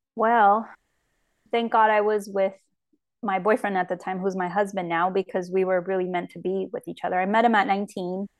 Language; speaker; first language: English; native; English